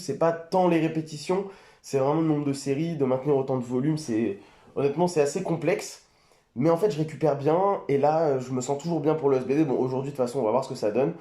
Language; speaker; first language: French; native; French